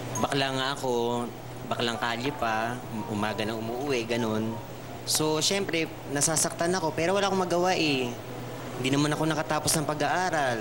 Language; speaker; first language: Filipino; native; Filipino